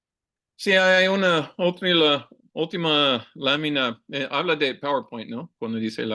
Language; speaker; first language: Spanish; non-native, learner; English